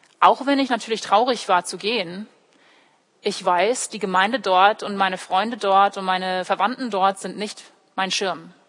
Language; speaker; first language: German; early bilingual, other home language; English